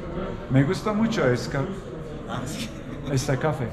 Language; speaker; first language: Spanish; non-native, learner; Turkish